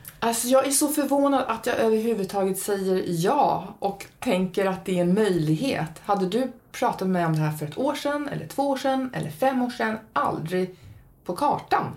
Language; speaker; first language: Swedish; early bilingual, heritage; Swedish